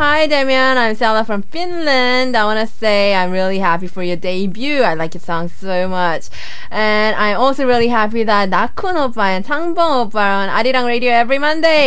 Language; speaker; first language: English; early bilingual, other home language; Korean